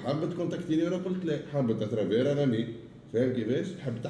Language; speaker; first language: Arabic; native; Arabic